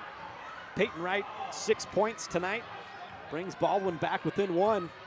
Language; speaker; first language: English; native; English